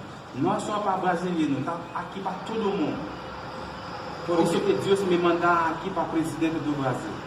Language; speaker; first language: Portuguese; non-native, learner; Haitian Creole